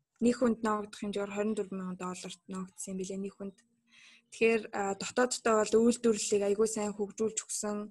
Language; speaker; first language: Mongolian; non-native, local second language; Kazakh